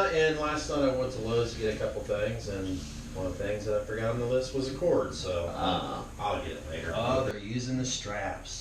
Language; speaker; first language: English; native; English